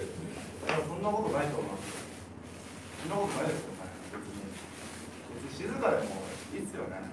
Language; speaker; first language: Japanese; native; Japanese